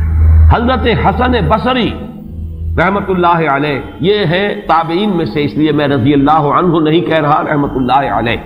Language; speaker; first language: Urdu; native; Urdu